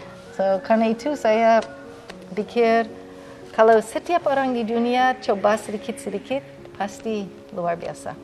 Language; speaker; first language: Indonesian; non-native, fluent; English